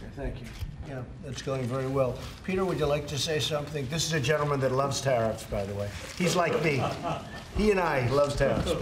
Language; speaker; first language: English; native; English